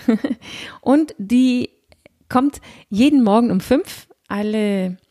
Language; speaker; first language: German; non-native, fluent; Danish